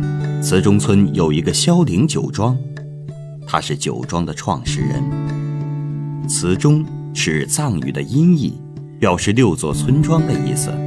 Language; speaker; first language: Chinese; native; Chinese